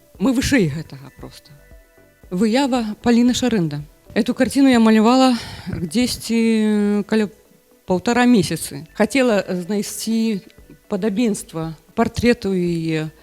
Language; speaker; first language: Belarusian; non-native, local second language; Russian